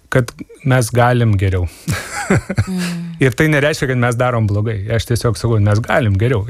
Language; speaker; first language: Lithuanian; native; Lithuanian